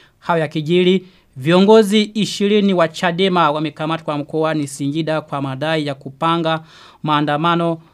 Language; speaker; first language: Swahili; non-native, local second language; Rundi